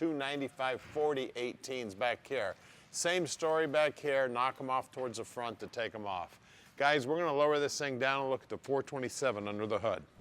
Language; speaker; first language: English; native; English